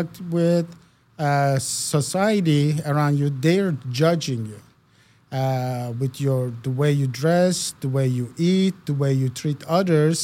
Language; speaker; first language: English; non-native, fluent; Turkish